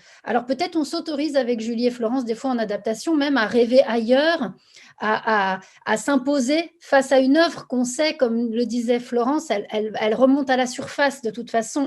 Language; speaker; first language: French; native; French